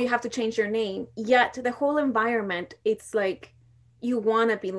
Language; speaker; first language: English; non-native, fluent; Spanish